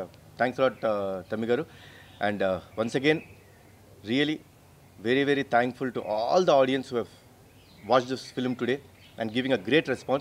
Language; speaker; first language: Telugu; native; Telugu